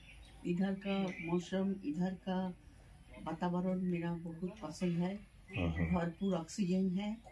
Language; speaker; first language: Hindi; non-native, local second language; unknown